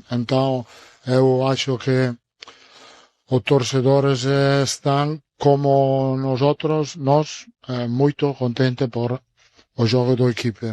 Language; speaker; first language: Spanish; non-native, fluent; Italian